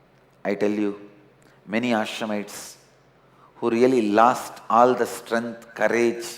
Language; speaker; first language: English; non-native, local second language; Tamil